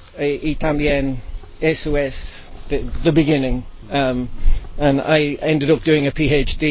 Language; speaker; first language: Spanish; non-native, learner; English